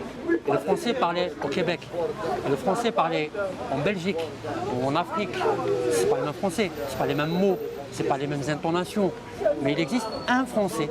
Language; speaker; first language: French; native; French